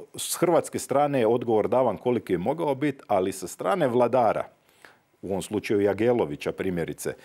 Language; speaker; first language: Croatian; native; Croatian